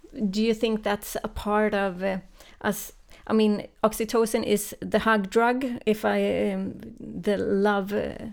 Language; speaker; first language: English; non-native, fluent; Swedish